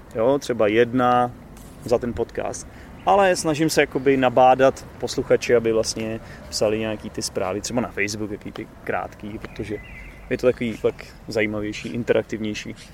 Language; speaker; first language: Czech; native; Czech